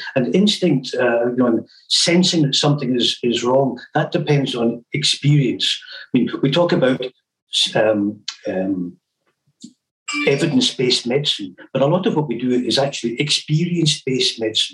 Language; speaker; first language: English; native; English